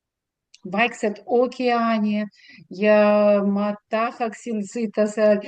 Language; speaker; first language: Estonian; non-native, learner; Russian